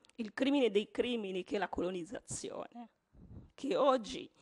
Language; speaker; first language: Italian; non-native, fluent; Kinyarwanda